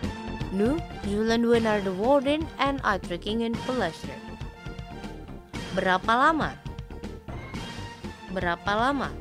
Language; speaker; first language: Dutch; non-native, fluent; Indonesian